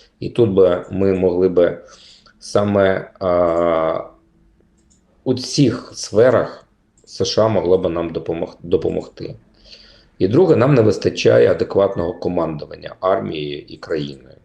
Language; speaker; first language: Ukrainian; native; Ukrainian